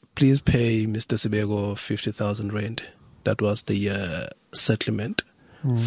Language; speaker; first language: English; non-native, local second language; Zulu